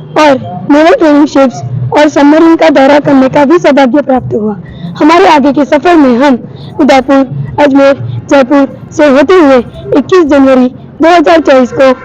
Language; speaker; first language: Hindi; non-native, local second language; Gujarati